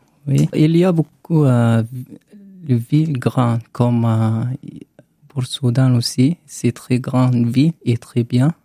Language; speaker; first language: French; non-native, learner; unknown